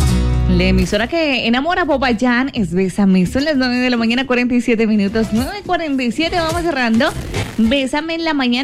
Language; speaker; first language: Spanish; native; Spanish